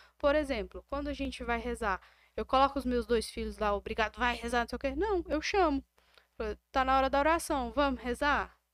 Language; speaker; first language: Portuguese; native; Portuguese